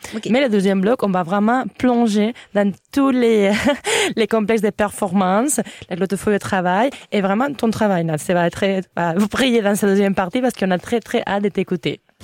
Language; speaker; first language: French; non-native, fluent; Catalan